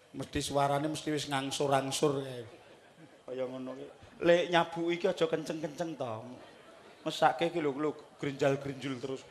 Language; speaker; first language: Javanese; native; Javanese